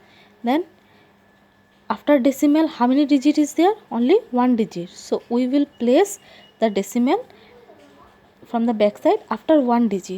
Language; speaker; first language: English; non-native, local second language; Assamese